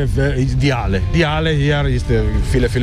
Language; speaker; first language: German; non-native, learner; Italian